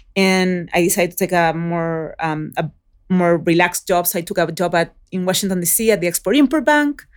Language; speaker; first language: English; early bilingual, other home language; Spanish